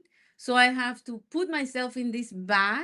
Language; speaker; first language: English; non-native, fluent; Spanish